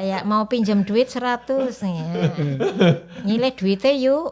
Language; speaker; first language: Indonesian; native; Indonesian